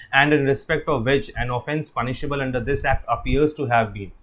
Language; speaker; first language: Hindi; native; Hindi